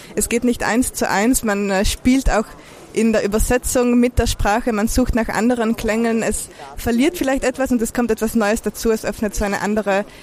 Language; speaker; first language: German; non-native, local second language; Ladin